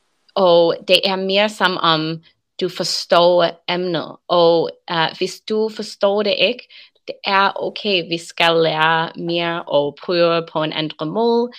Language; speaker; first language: Danish; non-native, learner; English